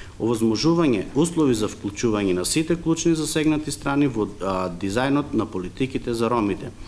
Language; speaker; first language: Macedonian; non-native, local second language; Romany